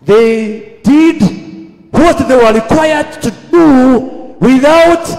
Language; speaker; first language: English; non-native, local second language; Swahili